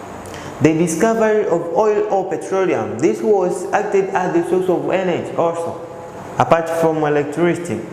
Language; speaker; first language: English; non-native, local second language; Swahili